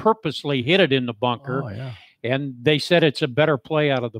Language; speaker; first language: English; native; English